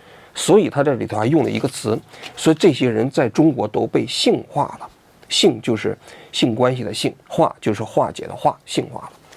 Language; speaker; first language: Chinese; native; Chinese